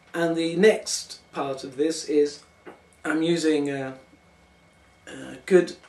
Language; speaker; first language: English; native; English